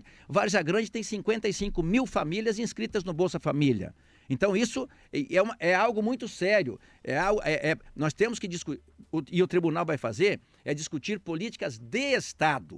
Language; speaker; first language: Portuguese; native; Portuguese